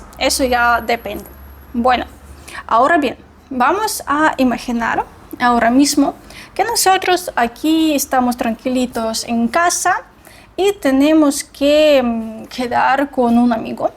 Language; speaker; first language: Spanish; non-native, fluent; Russian